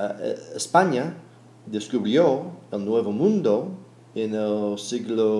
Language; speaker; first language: Spanish; non-native, fluent; English